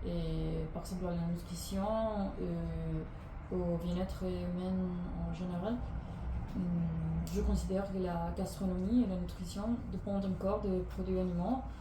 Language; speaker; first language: French; non-native, learner; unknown